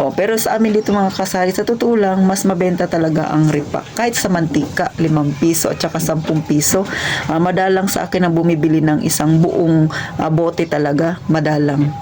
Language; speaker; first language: Filipino; non-native, local second language; Cebuano